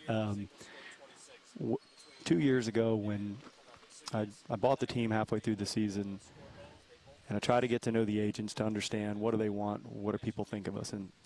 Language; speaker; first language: English; native; English